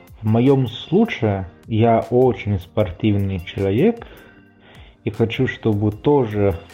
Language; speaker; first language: Russian; non-native, fluent; Italian